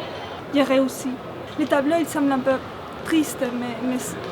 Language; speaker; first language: French; non-native, fluent; Spanish